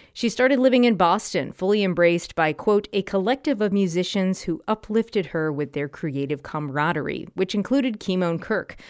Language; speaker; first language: English; native; English